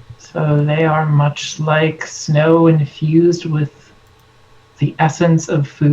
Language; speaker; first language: English; native; English